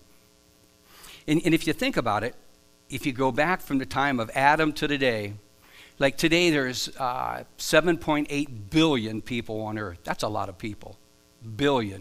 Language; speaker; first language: English; native; English